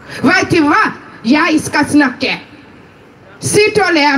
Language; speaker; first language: Norwegian; non-native, fluent; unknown